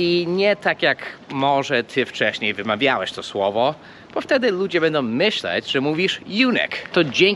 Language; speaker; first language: Polish; non-native, fluent; English